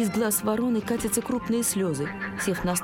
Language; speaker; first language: Russian; native; Russian